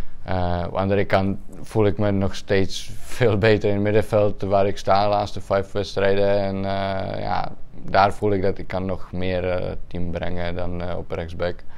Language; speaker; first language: Dutch; non-native, fluent; Czech